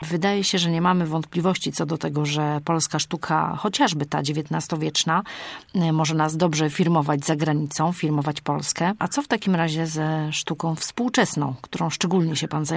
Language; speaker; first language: Polish; native; Polish